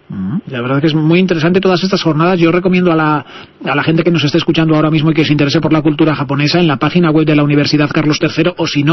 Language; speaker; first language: Spanish; native; Spanish